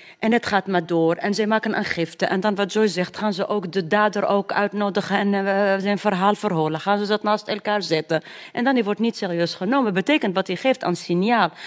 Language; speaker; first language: Dutch; non-native, fluent; Arabic